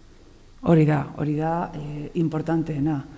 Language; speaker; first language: Basque; non-native, local second language; Spanish